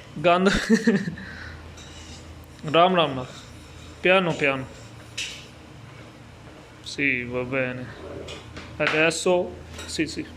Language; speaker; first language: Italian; non-native, learner; Punjabi